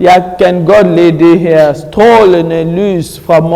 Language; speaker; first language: Danish; non-native, learner; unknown